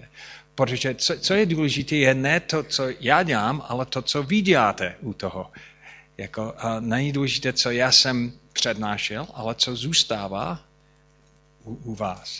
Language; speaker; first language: Czech; non-native, fluent; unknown